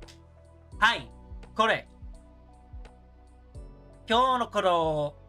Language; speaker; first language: Japanese; non-native, learner; English